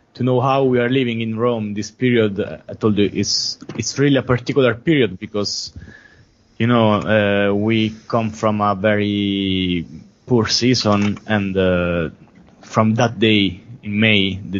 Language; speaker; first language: English; non-native, fluent; Italian